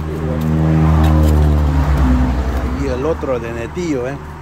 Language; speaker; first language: Spanish; native; Spanish